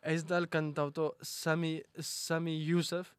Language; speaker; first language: Catalan; non-native, fluent; Arabic